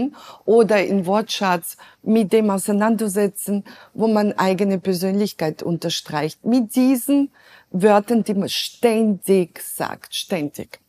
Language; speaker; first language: German; non-native, fluent; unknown